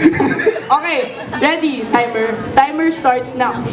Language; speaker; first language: English; non-native, local second language; Filipino